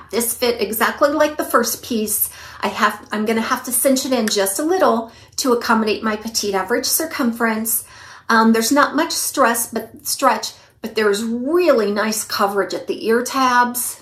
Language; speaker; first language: English; native; English